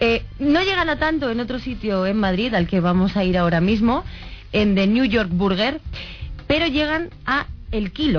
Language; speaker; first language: Spanish; native; Spanish